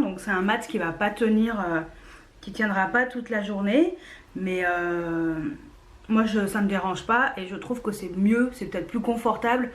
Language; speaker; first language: French; native; French